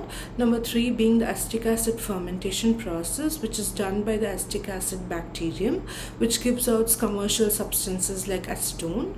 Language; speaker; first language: English; non-native, local second language; Tamil